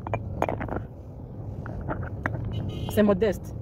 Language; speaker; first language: French; non-native, learner; Kinyarwanda